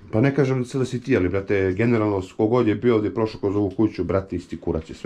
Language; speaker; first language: Serbian; native; Serbian